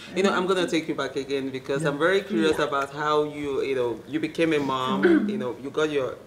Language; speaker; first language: English; non-native, local second language; Igbo